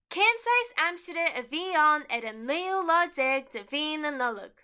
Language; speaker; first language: Irish; non-native, local second language; English